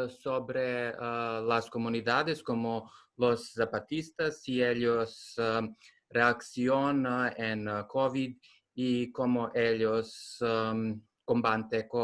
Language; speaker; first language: Spanish; non-native, learner; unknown